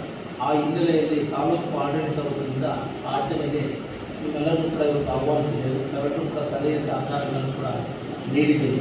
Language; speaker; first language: Kannada; native; Kannada